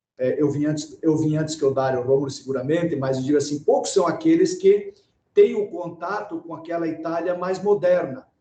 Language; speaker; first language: Portuguese; non-native, fluent; Italian